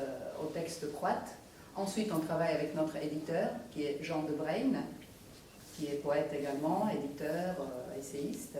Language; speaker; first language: French; non-native, fluent; Croatian